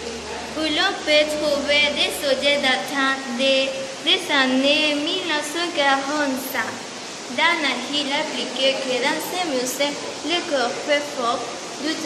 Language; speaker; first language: French; non-native, learner; Spanish